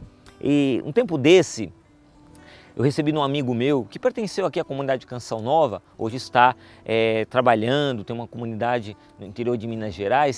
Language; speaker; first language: Portuguese; native; Portuguese